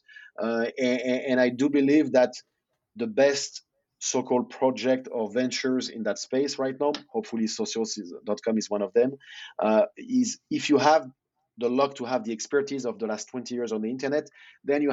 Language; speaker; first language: English; non-native, fluent; French